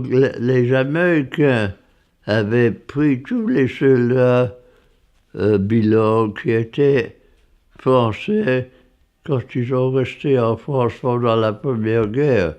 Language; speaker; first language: French; non-native, fluent; English